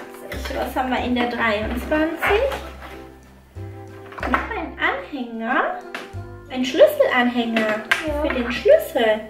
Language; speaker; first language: German; native; German